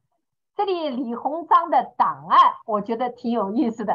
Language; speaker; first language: Chinese; native; Chinese